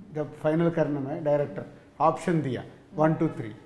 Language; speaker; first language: Hindi; non-native, local second language; Telugu